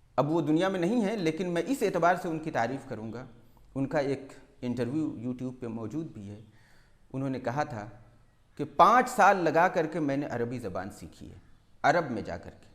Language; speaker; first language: Urdu; native; Urdu